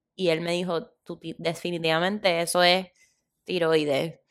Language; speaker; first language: Spanish; native; Spanish